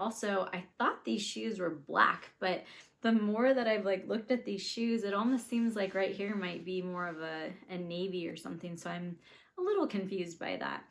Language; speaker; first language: English; native; English